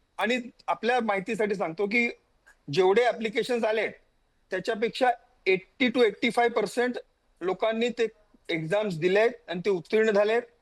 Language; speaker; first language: Marathi; non-native, local second language; Hindi